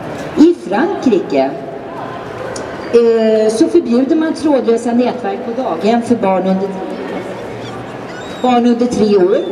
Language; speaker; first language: Swedish; native; Swedish